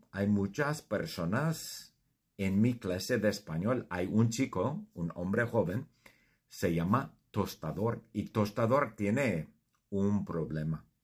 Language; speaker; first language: Spanish; non-native, fluent; English